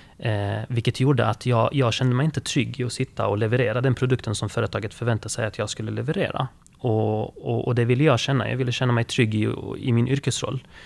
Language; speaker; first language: Swedish; early bilingual, other home language; Arabic